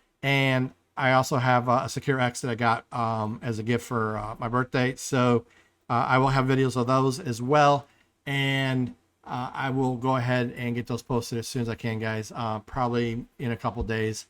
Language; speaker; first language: English; native; English